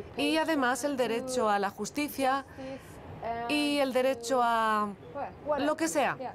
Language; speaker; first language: Spanish; non-native, fluent; Swedish